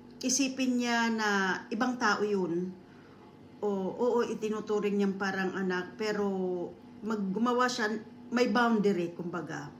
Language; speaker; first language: Filipino; non-native, local second language; Bikol